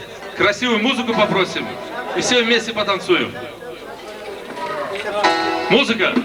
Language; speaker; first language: Russian; non-native, local second language; Uzbek